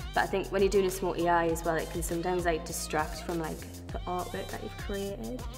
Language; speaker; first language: English; native; English